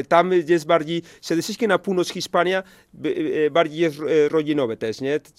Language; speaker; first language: Polish; non-native, learner; Spanish